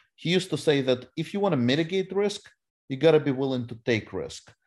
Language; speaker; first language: English; non-native, fluent; Russian